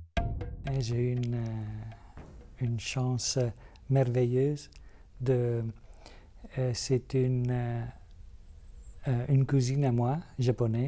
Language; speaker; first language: French; non-native, fluent; Italian